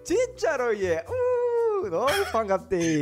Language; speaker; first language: Korean; non-native, fluent; Spanish